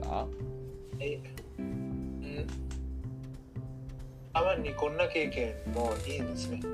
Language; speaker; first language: Japanese; non-native, learner; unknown